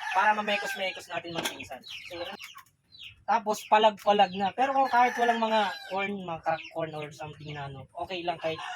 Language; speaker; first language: Filipino; non-native, local second language; Bikol